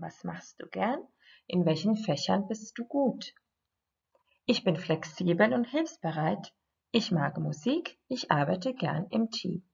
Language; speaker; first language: German; non-native, fluent; Croatian